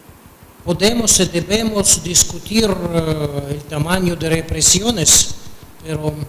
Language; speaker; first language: Spanish; non-native, fluent; Russian